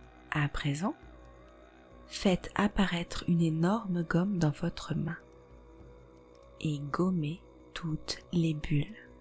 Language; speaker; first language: French; native; French